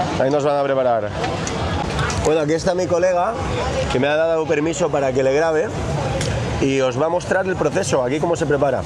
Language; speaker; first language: Spanish; native; Spanish